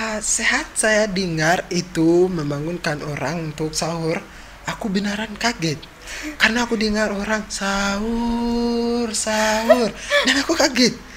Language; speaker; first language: Indonesian; non-native, fluent; Ganda